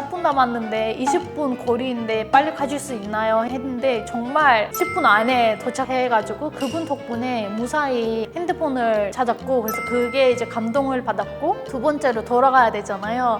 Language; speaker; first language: Korean; non-native, fluent; Turkish